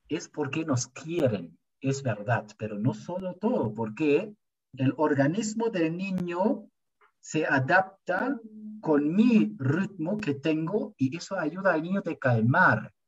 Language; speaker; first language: Spanish; non-native, fluent; German